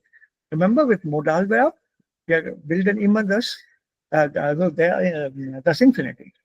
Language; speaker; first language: German; non-native, fluent; Hindi